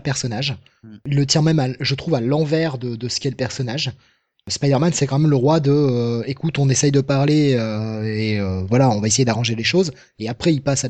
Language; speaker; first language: French; native; French